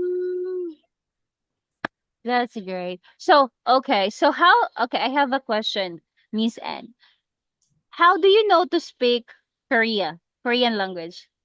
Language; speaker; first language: English; non-native, local second language; Cebuano